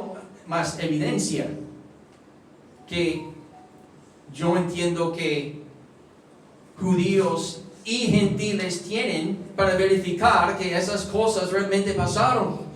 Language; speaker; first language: Spanish; non-native, fluent; English